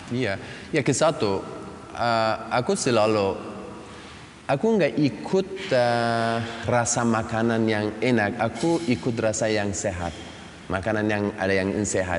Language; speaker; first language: Indonesian; non-native, learner; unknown